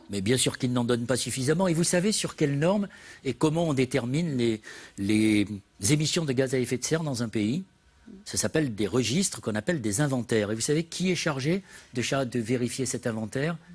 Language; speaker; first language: French; native; French